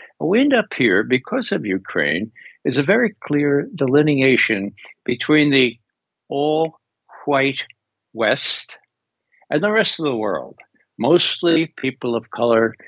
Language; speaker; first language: English; native; English